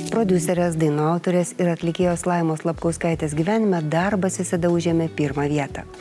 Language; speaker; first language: Lithuanian; native; Lithuanian